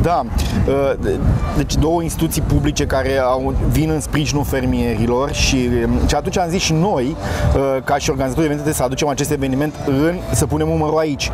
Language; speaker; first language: Romanian; native; Romanian